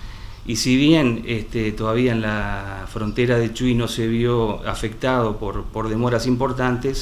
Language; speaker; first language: Spanish; native; Spanish